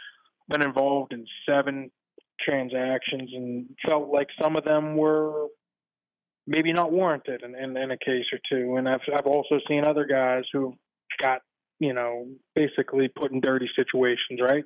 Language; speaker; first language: English; native; English